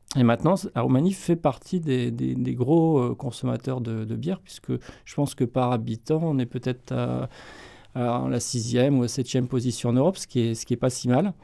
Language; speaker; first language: French; native; French